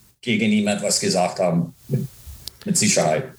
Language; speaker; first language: German; non-native, fluent; English